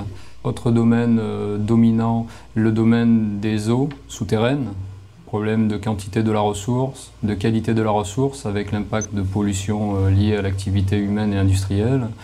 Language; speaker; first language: French; native; French